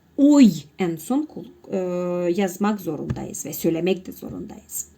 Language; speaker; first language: Turkish; non-native, fluent; Russian